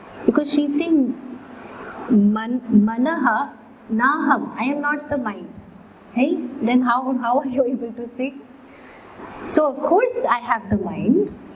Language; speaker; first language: English; non-native, local second language; Tamil